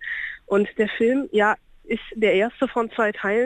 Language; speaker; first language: German; native; German